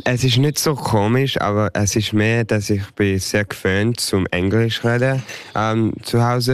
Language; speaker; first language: German; early bilingual, heritage; English